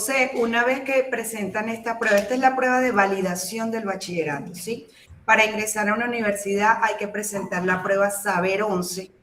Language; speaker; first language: Spanish; native; Spanish